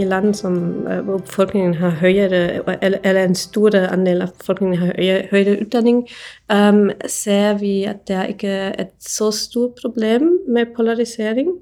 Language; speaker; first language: Norwegian; non-native, fluent; English